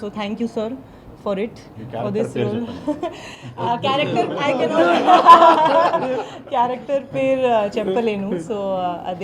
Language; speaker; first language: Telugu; non-native, learner; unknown